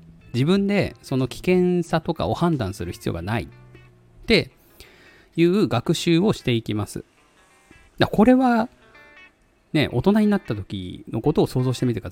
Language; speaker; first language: Japanese; native; Japanese